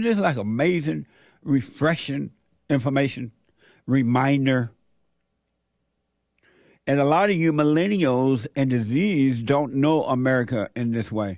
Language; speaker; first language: English; native; English